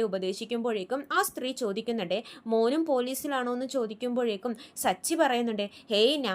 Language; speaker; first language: Malayalam; native; Malayalam